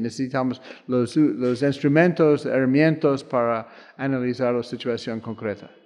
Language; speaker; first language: Spanish; non-native, fluent; English